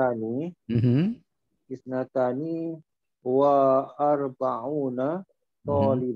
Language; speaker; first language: Arabic; non-native, learner; Malay